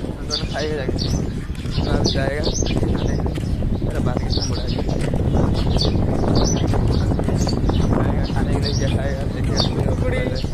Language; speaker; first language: Hindi; non-native, local second language; Odia